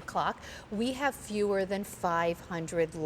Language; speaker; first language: English; native; English